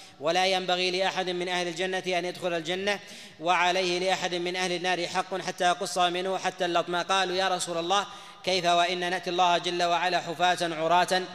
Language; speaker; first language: Arabic; native; Arabic